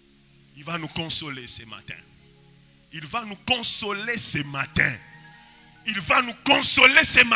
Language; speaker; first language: French; non-native, local second language; Lingala